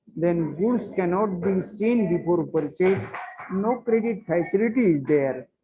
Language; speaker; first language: English; non-native, local second language; Marathi